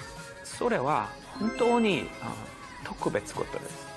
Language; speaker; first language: Japanese; non-native, fluent; Korean